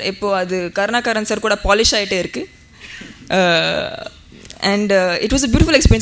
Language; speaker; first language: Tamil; non-native, fluent; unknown